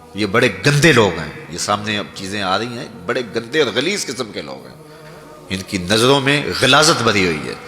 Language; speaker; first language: Urdu; non-native, local second language; Punjabi